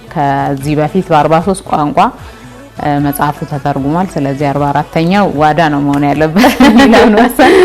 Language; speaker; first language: Amharic; non-native, local second language; Oromo